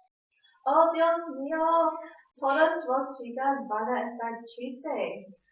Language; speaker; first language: Spanish; non-native, learner; English